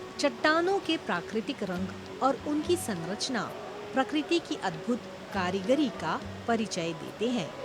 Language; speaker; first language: Hindi; non-native, local second language; Morisyen